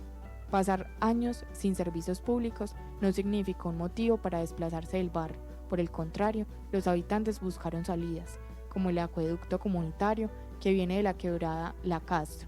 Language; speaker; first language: Spanish; native; Spanish